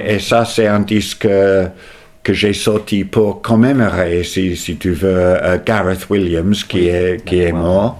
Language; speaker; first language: French; non-native, fluent; English